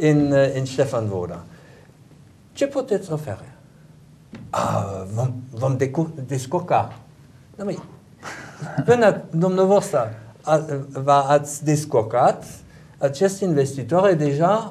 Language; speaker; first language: Romanian; non-native, learner; German